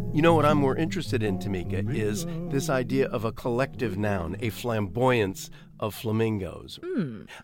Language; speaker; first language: English; native; English